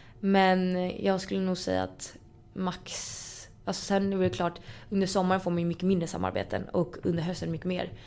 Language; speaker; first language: Swedish; native; Swedish